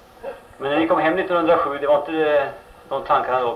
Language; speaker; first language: Swedish; native; Swedish